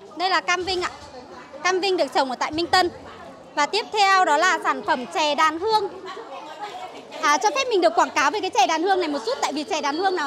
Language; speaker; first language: Vietnamese; native; Vietnamese